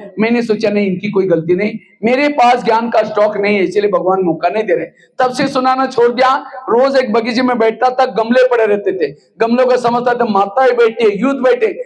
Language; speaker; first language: Hindi; non-native, local second language; Marathi